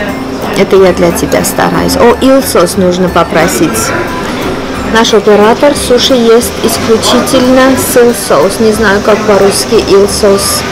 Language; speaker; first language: Russian; non-native, fluent; Armenian